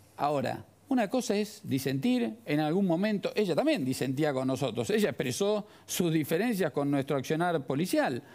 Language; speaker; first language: Spanish; native; Spanish